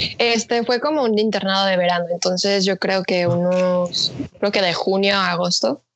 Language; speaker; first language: Spanish; early bilingual, other home language; Korean